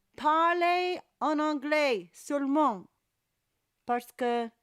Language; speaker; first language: French; non-native, learner; English